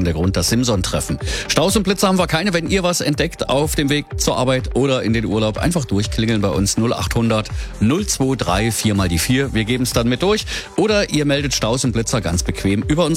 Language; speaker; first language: German; native; German